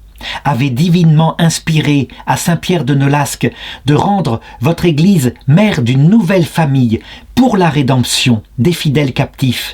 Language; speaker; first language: French; native; French